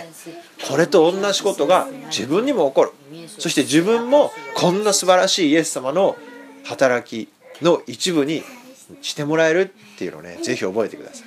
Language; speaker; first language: Japanese; native; Japanese